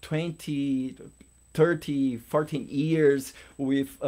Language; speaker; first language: English; non-native, learner; Portuguese